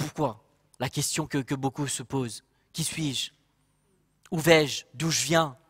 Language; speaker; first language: French; non-native, local second language; Morisyen